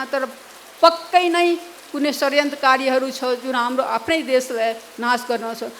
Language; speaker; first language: Nepali; non-native, local second language; Maithili